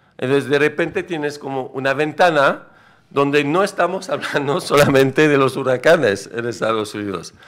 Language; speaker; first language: Spanish; non-native, fluent; French